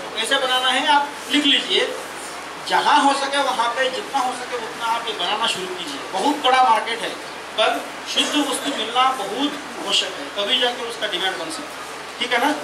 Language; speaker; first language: Hindi; non-native, local second language; Marathi